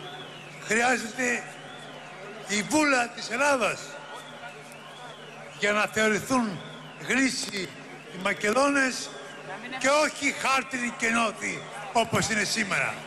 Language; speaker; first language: Greek; native; Greek